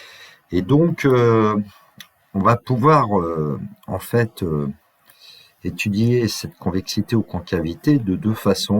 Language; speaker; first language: French; native; French